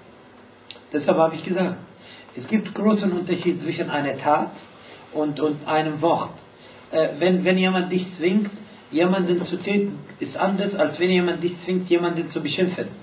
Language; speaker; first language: German; non-native, fluent; Arabic